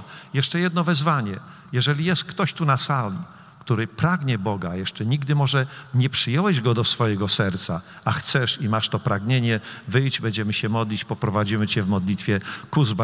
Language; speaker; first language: Polish; native; Polish